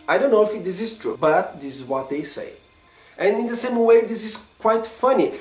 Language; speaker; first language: English; non-native, fluent; Portuguese